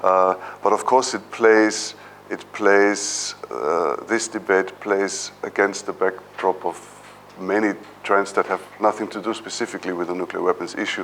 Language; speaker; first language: English; non-native, fluent; German